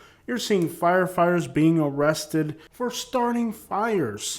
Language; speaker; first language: English; native; English